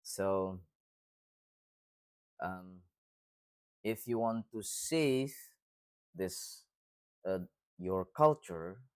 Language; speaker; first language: English; non-native, fluent; Indonesian